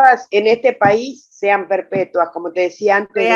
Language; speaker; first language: Spanish; native; Spanish